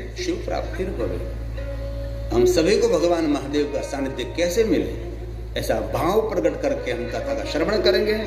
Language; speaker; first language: Hindi; non-native, local second language; Gujarati